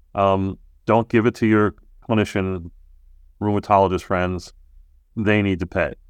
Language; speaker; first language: English; native; English